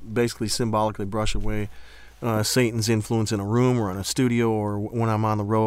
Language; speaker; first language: English; native; English